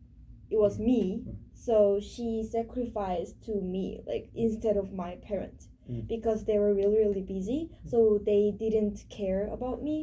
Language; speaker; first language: English; non-native, learner; Korean